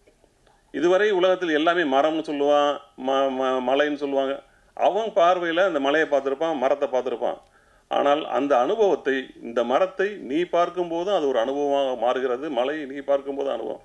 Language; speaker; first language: Tamil; native; Tamil